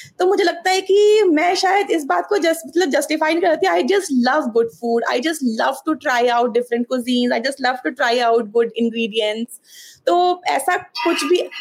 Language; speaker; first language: Hindi; native; Hindi